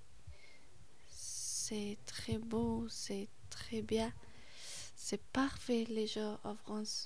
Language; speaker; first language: French; non-native, learner; Persian